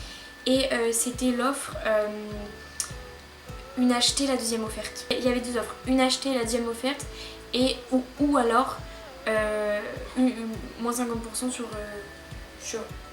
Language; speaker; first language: French; native; French